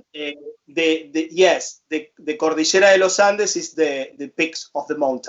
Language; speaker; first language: English; non-native, fluent; Spanish